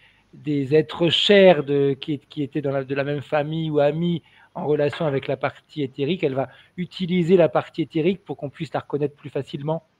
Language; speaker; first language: French; native; French